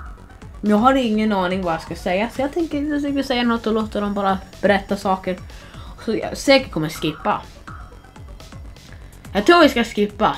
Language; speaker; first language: Swedish; non-native, fluent; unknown